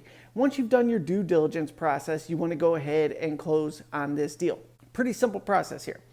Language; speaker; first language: English; native; English